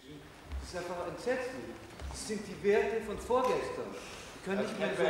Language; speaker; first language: German; non-native, fluent; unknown